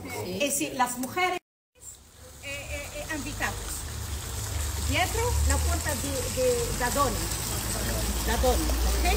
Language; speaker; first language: Spanish; non-native, learner; Arabic